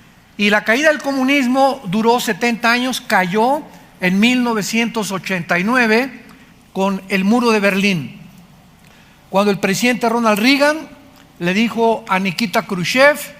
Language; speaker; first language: Spanish; native; Spanish